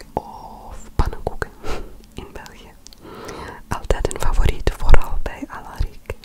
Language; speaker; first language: Dutch; non-native, learner; French